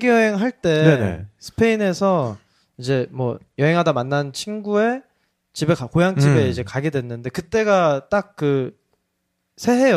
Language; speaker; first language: Korean; native; Korean